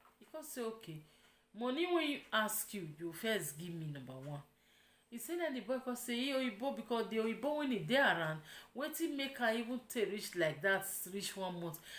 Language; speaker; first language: Nigerian Pidgin; non-native, local second language; Yoruba